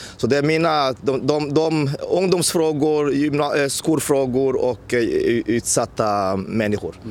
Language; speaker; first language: Swedish; non-native, fluent; Rundi